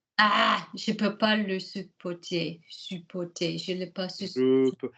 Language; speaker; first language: French; non-native, learner; English